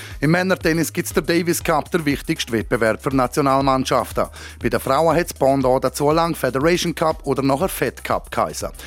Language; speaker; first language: German; native; German